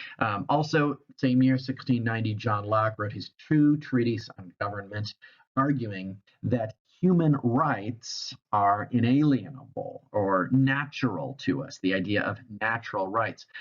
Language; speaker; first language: English; native; English